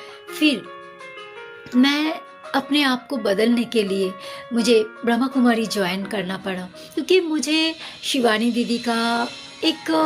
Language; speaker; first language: Hindi; non-native, local second language; Bangla